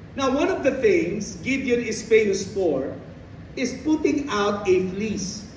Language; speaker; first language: English; non-native, local second language; Filipino